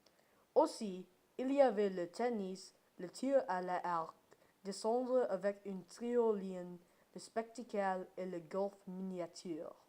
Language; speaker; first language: French; non-native, learner; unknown